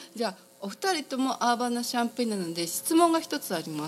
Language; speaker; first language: Japanese; native; Japanese